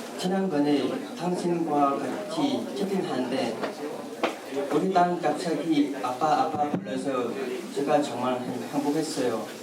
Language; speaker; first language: Korean; non-native, learner; Vietnamese